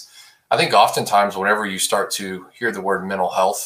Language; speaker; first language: English; native; English